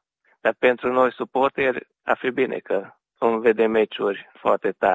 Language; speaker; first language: Romanian; early bilingual, heritage; Romanian